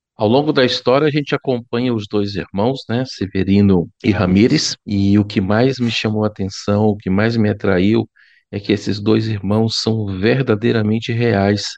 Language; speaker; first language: Portuguese; native; Portuguese